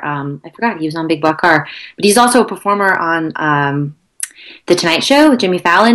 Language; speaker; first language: English; native; English